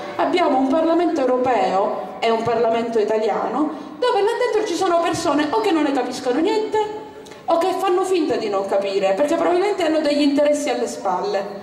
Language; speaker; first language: Italian; native; Italian